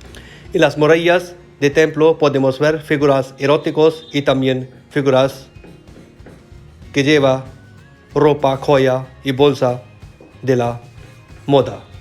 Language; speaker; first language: Spanish; non-native, learner; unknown